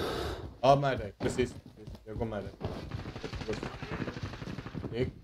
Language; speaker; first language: Swedish; native; Swedish